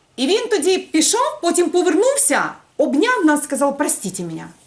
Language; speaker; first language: Ukrainian; native; Ukrainian